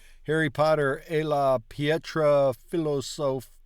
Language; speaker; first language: Italian; non-native, learner; English